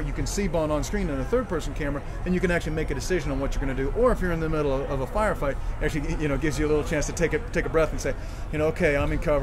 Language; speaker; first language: English; native; English